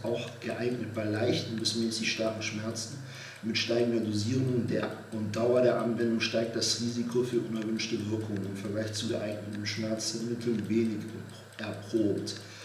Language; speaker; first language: German; native; German